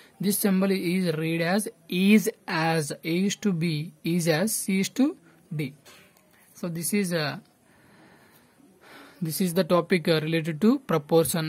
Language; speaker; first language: English; non-native, local second language; Telugu